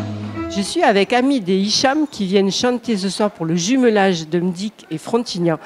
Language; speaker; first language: French; native; French